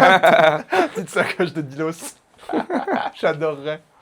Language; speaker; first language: French; native; French